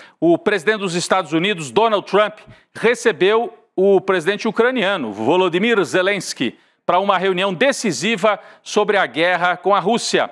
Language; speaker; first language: Portuguese; native; Portuguese